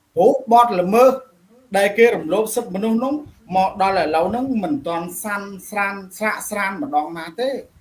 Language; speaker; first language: Khmer; native; Khmer